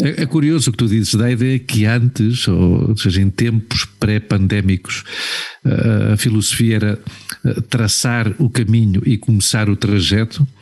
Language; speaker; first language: Portuguese; native; Portuguese